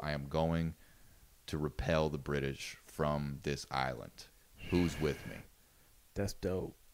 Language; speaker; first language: English; native; English